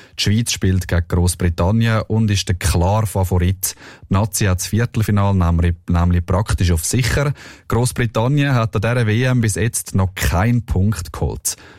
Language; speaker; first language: German; native; German